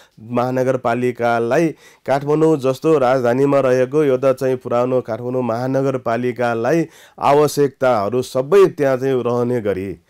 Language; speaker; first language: Nepali; non-native, local second language; Newari